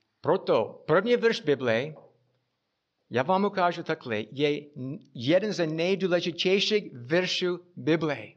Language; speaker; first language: Czech; non-native, fluent; English